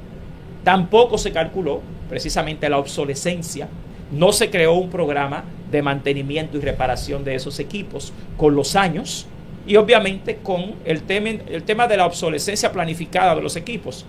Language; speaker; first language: Spanish; native; Spanish